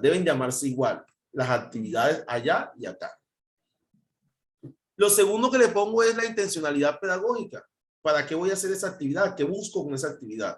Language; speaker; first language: Spanish; native; Spanish